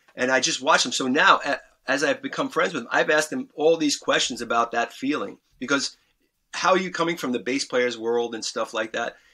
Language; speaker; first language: English; native; English